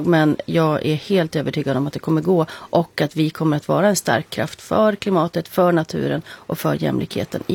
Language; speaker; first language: Swedish; native; Swedish